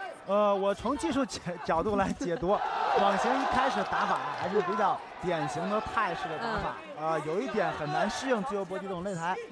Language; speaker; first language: Chinese; native; Chinese